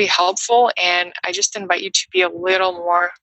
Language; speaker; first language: English; non-native, fluent; Russian